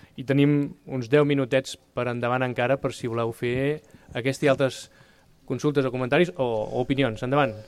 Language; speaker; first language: Catalan; native; Catalan